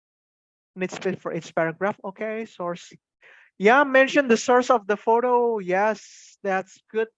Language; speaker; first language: English; non-native, fluent; Indonesian